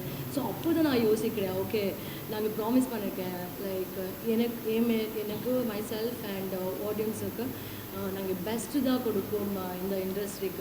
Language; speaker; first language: Tamil; non-native, learner; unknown